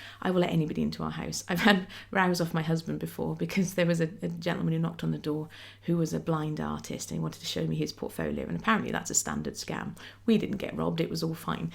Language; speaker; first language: English; native; English